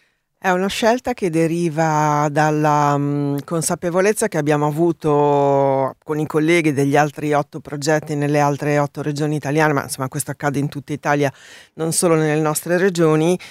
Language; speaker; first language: Italian; native; Italian